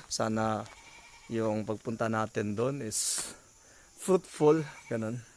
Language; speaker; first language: Filipino; non-native, local second language; Cebuano